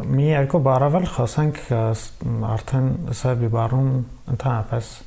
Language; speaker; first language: Armenian; native; Armenian